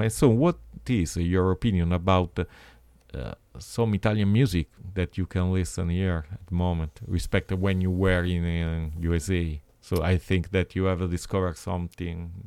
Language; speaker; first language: English; non-native, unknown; Italian